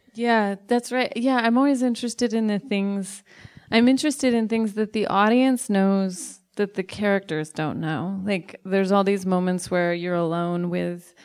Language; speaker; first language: English; native; English